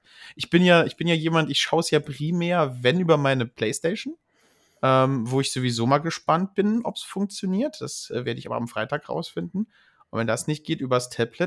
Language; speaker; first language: German; native; German